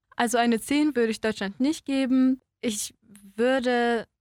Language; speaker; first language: German; early bilingual, other home language; Polish